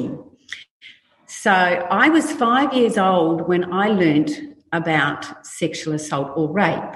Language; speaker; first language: English; native; English